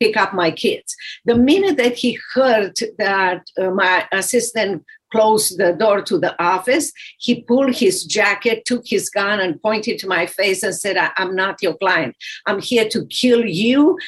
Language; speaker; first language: English; non-native, fluent; Romanian